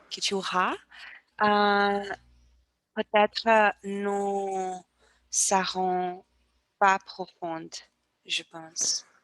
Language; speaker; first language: French; non-native, learner; Portuguese